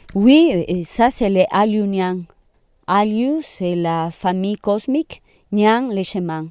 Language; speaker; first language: French; non-native, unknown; Spanish